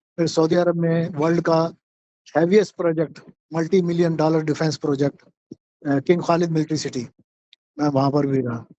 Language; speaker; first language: Urdu; native; Urdu